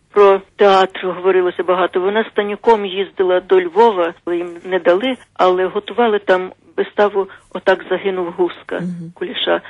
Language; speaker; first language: Ukrainian; native; Ukrainian